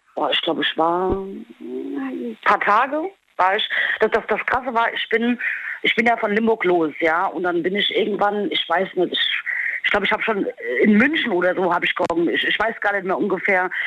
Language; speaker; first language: German; native; German